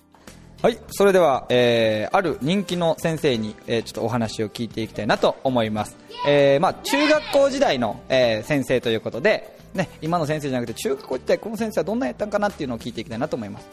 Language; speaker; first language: Japanese; native; Japanese